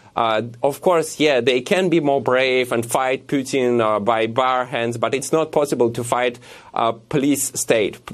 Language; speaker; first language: English; non-native, fluent; Russian